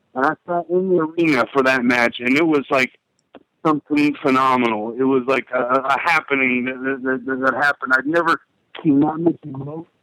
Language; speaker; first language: English; native; English